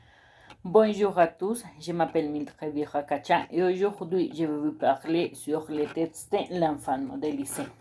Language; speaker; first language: French; non-native, learner; Spanish